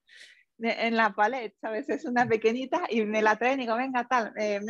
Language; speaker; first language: Spanish; non-native, fluent; French